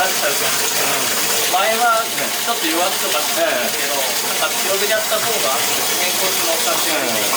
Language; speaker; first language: Japanese; native; Japanese